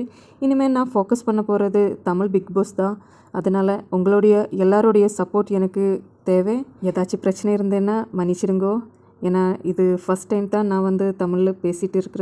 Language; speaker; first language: Tamil; non-native, fluent; Malayalam